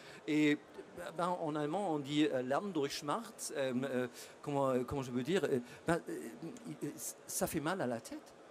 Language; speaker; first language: French; non-native, fluent; German